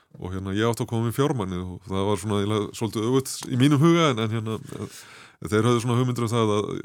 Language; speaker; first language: Icelandic; native; Icelandic